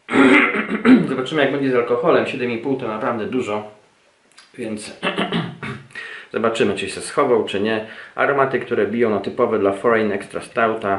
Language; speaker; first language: Polish; native; Polish